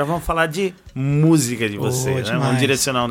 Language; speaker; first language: Portuguese; native; Portuguese